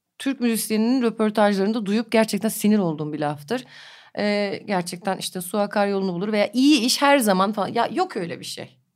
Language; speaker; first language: Turkish; native; Turkish